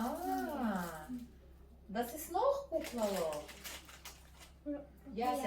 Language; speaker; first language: German; non-native, learner; Ukrainian